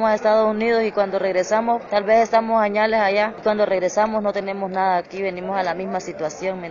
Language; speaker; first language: Spanish; native; Spanish